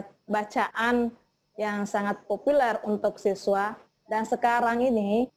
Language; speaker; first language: Indonesian; native; Indonesian